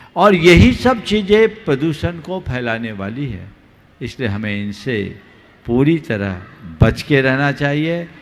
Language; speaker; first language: Hindi; native; Hindi